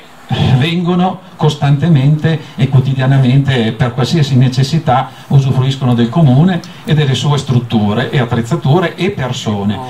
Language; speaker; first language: Italian; native; Italian